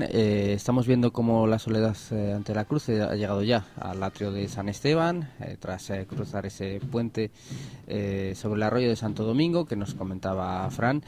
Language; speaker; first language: Spanish; native; Spanish